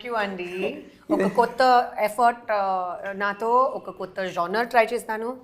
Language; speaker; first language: Telugu; non-native, learner; Hindi